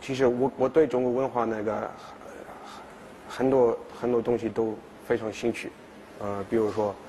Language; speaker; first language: Chinese; non-native, fluent; English